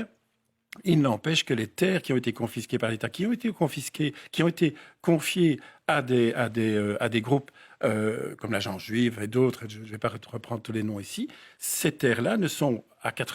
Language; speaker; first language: French; native; French